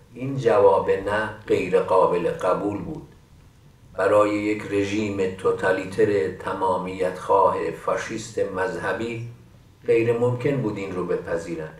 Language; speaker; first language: Persian; non-native, local second language; Central Kurdish